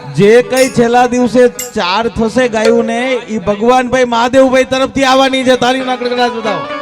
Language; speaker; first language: Gujarati; native; Gujarati